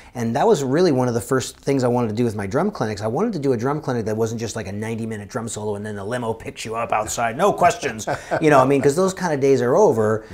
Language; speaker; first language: English; native; English